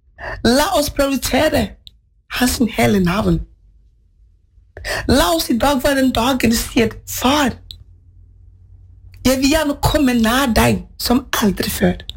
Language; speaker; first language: Norwegian; non-native, fluent; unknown